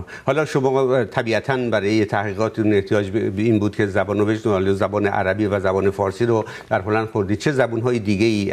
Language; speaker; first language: Persian; native; Persian